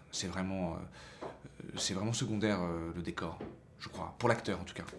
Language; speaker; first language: French; native; French